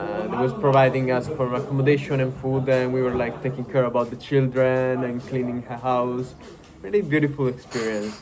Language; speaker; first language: English; non-native, fluent; Italian